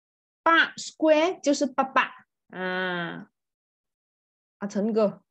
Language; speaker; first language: Chinese; native; Chinese